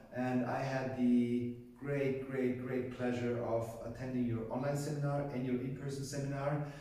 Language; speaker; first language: English; non-native, fluent; German